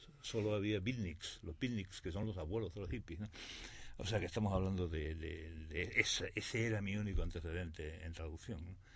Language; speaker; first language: Spanish; native; Spanish